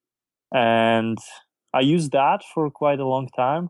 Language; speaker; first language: English; non-native, fluent; Polish